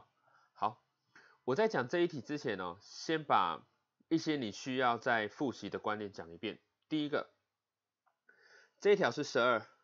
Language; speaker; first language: Chinese; native; Chinese